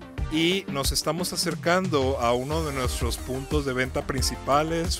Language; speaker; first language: Spanish; native; Spanish